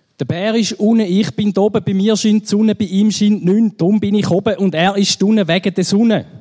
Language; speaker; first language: German; native; German